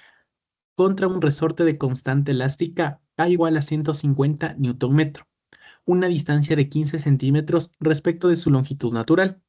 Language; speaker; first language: Spanish; native; Spanish